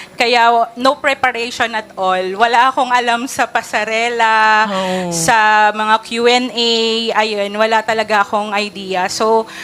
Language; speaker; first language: Filipino; native; Filipino